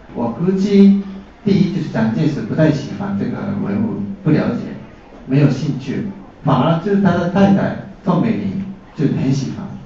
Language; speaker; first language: Chinese; non-native, fluent; Japanese